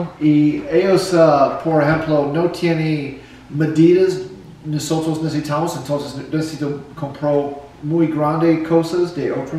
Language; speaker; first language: Spanish; non-native, learner; English